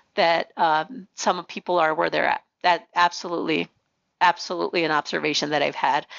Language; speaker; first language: English; early bilingual, other home language; Spanish